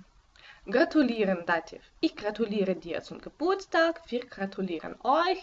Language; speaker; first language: German; non-native, fluent; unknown